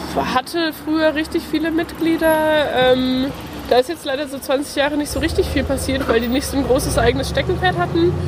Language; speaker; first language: German; native; German